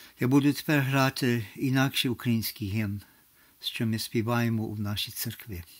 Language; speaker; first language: Ukrainian; early bilingual, heritage; English